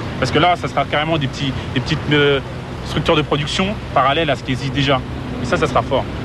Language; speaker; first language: French; native; French